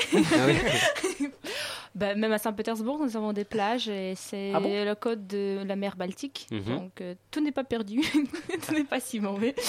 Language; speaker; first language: French; non-native, fluent; Russian